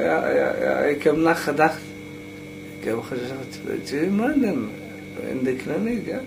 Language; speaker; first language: Dutch; non-native, learner; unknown